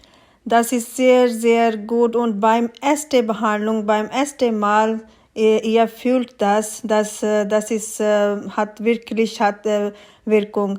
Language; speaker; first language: German; non-native, learner; Urdu